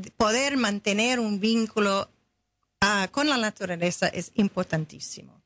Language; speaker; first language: Spanish; non-native, fluent; English